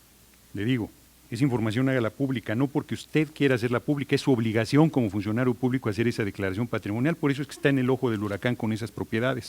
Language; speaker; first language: Spanish; native; Spanish